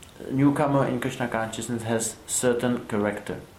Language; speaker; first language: English; non-native, fluent; Czech